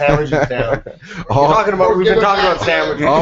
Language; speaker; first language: English; native; English